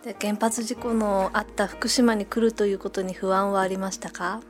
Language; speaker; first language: Japanese; native; Japanese